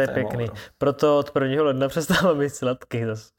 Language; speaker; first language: Czech; native; Czech